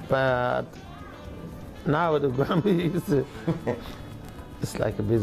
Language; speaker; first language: English; non-native, learner; Bambara